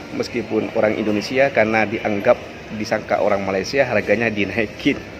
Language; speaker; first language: Indonesian; non-native, local second language; Madurese